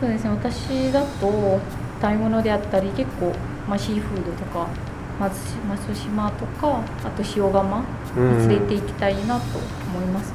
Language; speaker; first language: Japanese; non-native, fluent; Malay